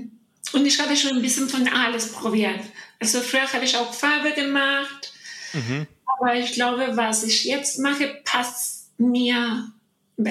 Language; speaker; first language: German; non-native, learner; Spanish